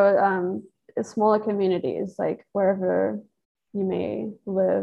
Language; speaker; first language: English; native; English